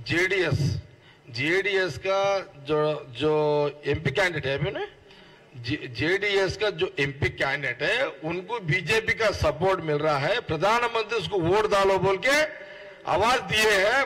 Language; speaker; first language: Hindi; non-native, local second language; Telugu